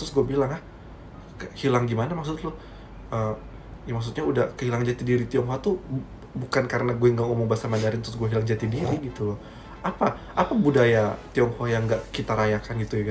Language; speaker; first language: Indonesian; native; Indonesian